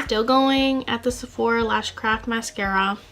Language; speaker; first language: English; native; English